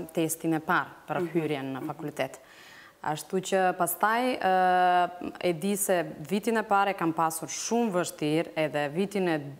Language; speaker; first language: Albanian; non-native, fluent; Macedonian